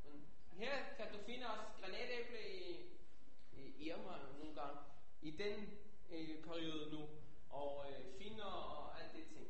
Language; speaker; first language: Danish; non-native, fluent; Hebrew